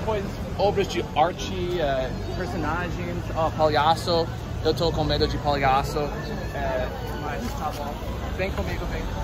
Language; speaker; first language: Portuguese; non-native, fluent; English